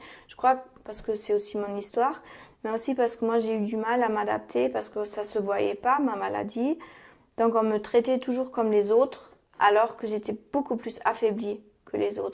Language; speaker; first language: French; non-native, fluent; German